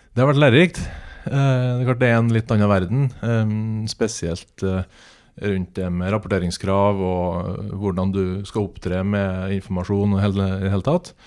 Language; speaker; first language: Norwegian; native; Norwegian